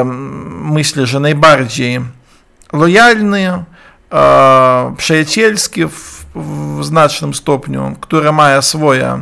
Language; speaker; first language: Polish; non-native, learner; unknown